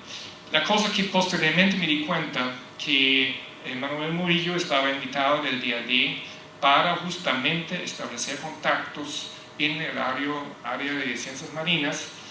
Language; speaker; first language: Spanish; non-native, fluent; German